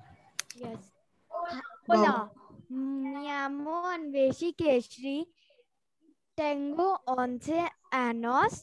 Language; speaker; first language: Spanish; non-native, learner; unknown